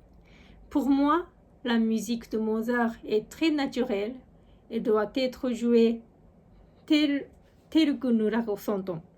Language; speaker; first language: French; non-native, fluent; Japanese